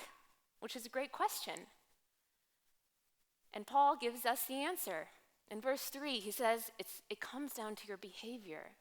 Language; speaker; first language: English; native; English